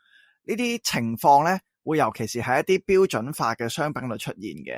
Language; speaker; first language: Cantonese; native; Cantonese